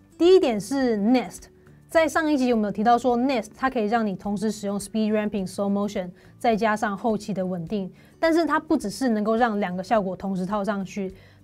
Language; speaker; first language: Chinese; native; Chinese